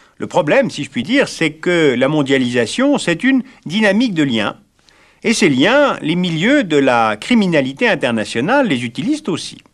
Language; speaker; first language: French; native; French